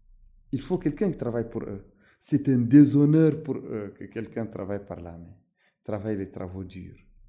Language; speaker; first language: French; non-native, local second language; Arabic